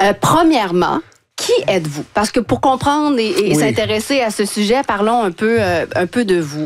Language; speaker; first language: French; native; French